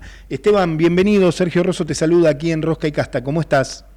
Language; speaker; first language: Spanish; native; Spanish